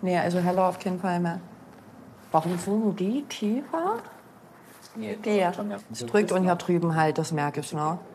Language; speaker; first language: German; native; German